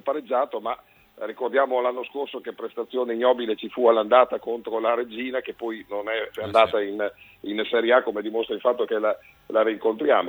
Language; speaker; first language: Italian; native; Italian